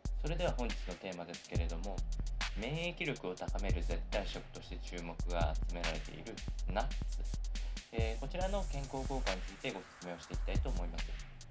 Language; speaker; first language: Japanese; native; Japanese